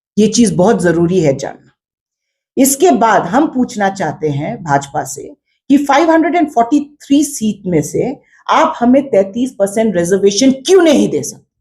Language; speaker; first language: Hindi; non-native, local second language; Khasi